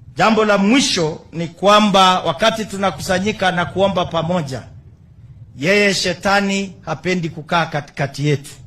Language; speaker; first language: Swahili; non-native, local second language; Kalenjin